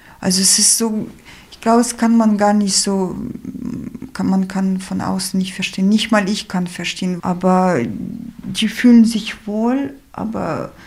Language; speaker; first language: German; non-native, fluent; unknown